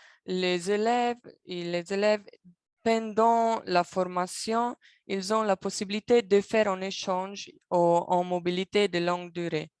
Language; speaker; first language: French; non-native, local second language; Italian